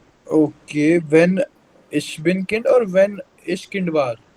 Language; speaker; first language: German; non-native, fluent; Hindi